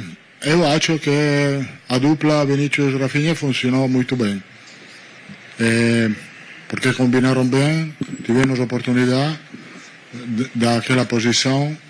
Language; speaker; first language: Portuguese; non-native, learner; Italian